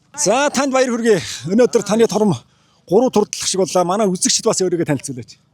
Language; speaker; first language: Mongolian; native; Mongolian